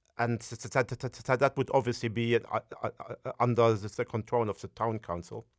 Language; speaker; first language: English; non-native, fluent; Luxembourgish